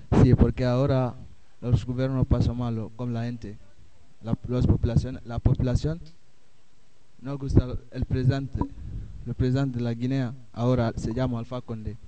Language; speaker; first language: Spanish; non-native, learner; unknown